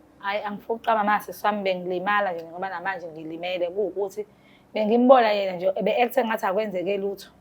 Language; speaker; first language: Zulu; native; Zulu